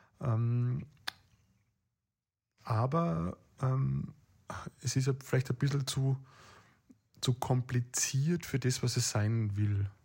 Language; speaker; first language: German; native; German